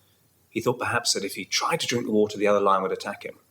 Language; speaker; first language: English; native; English